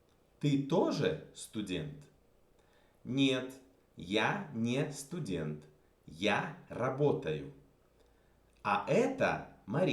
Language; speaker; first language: Russian; non-native, fluent; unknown